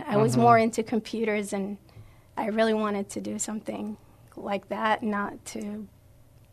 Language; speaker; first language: English; non-native, fluent; Persian